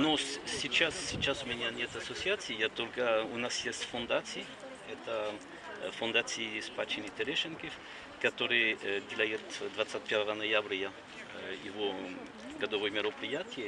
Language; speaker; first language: Russian; non-native, learner; French